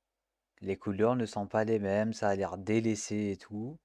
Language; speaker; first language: French; native; French